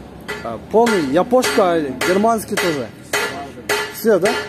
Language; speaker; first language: Russian; non-native, local second language; Kyrgyz